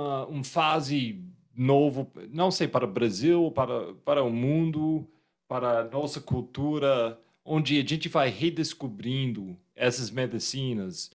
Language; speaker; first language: Portuguese; non-native, fluent; English